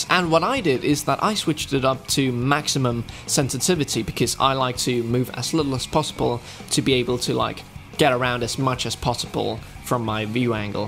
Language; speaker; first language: English; non-native, fluent; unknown